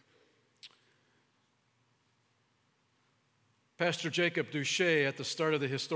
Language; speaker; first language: English; native; English